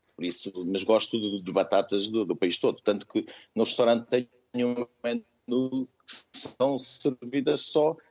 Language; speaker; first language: Portuguese; native; Portuguese